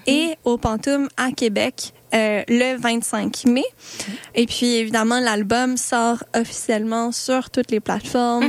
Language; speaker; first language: French; native; French